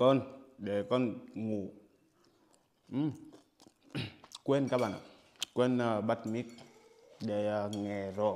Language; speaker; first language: Vietnamese; non-native, learner; Portuguese